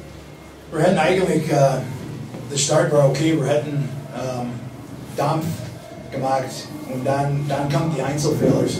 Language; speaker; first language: German; non-native, fluent; English